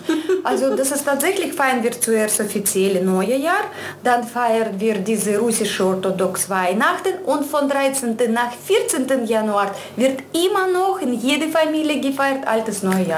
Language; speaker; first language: German; non-native, fluent; Russian